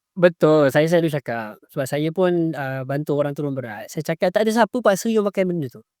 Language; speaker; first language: Malay; native; Malay